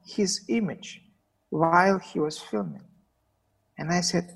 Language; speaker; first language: English; non-native, fluent; Russian